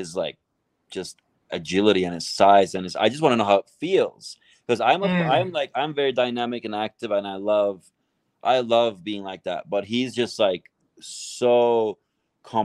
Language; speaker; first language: English; non-native, fluent; Turkish